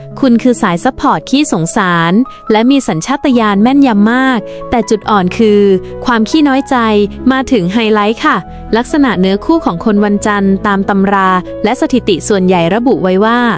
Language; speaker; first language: Thai; native; Thai